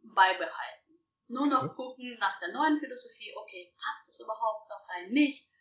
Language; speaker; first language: German; non-native, fluent; Russian